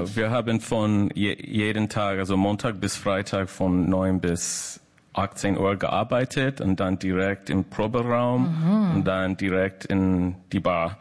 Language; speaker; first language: German; non-native, fluent; English